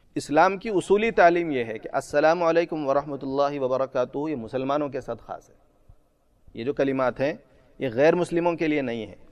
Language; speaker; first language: Urdu; native; Urdu